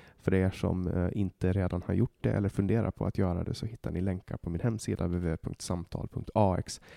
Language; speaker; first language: Swedish; native; Swedish